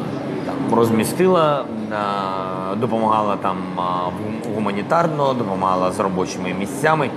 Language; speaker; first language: Ukrainian; non-native, local second language; Russian